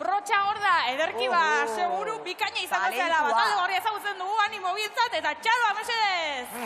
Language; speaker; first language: Basque; native; Basque